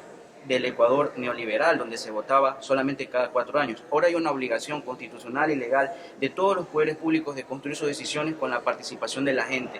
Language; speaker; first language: Spanish; native; Spanish